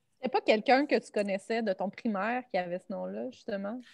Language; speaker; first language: French; native; French